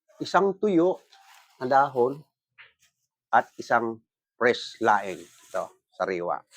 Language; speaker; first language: Filipino; non-native, local second language; Bikol